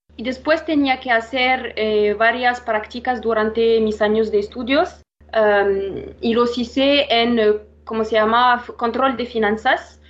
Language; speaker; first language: Spanish; non-native, fluent; Arabic